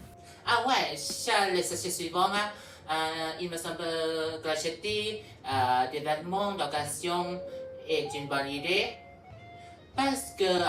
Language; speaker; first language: French; non-native, learner; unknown